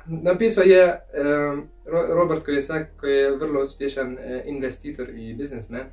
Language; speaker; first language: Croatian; early bilingual, heritage; English